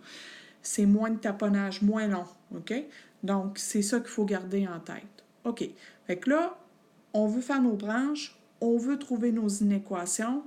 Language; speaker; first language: French; native; French